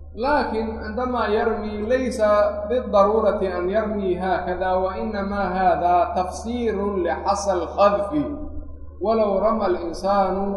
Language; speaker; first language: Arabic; non-native, local second language; Somali